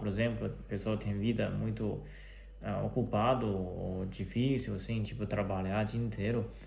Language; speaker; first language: Portuguese; non-native, fluent; Chinese